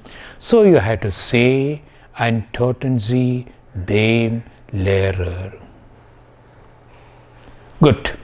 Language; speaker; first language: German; non-native, fluent; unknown